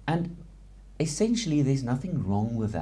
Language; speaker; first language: English; non-native, local second language; Afrikaans